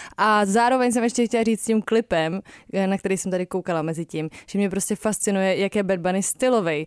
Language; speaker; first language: Czech; native; Czech